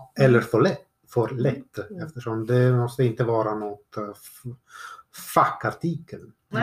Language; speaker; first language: Swedish; non-native, fluent; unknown